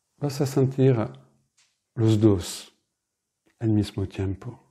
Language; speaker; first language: Spanish; non-native, fluent; French